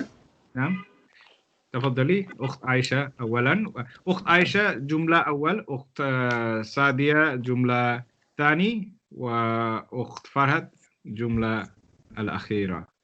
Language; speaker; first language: Arabic; non-native, fluent; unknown